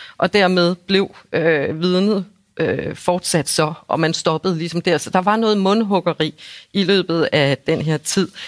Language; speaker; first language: Danish; native; Danish